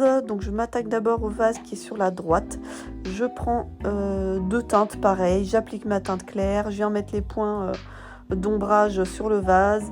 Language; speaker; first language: French; native; French